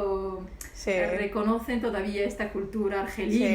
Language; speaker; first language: Spanish; non-native, local second language; Arabic